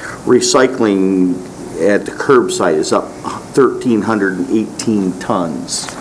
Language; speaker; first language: English; native; English